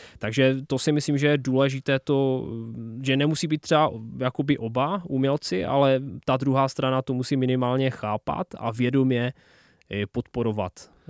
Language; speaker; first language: Czech; non-native, local second language; Polish